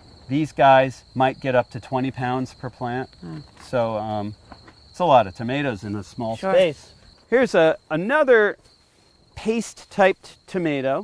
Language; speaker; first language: English; native; English